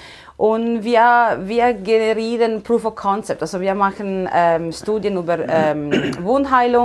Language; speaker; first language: German; non-native, fluent; Italian